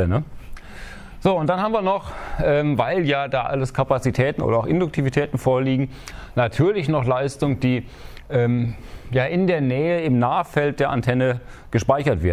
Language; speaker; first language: German; native; German